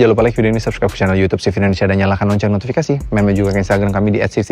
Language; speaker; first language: Indonesian; native; Indonesian